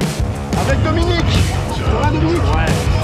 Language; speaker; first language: French; native; French